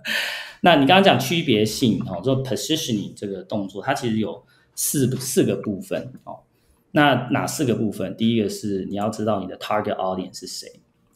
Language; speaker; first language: Chinese; early bilingual, heritage; Chinese